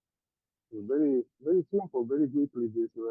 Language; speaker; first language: English; non-native, learner; Italian